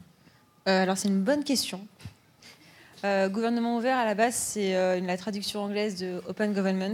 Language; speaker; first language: French; native; French